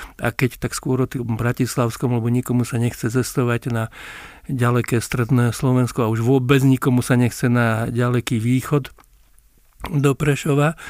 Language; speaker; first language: Slovak; native; Slovak